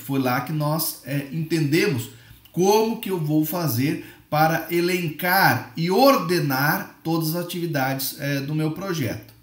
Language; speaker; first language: Portuguese; native; Portuguese